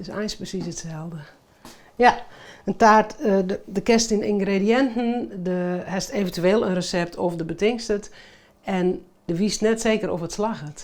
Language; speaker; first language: Dutch; non-native, local second language; Western Frisian